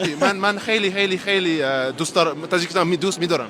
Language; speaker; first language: Persian; non-native, learner; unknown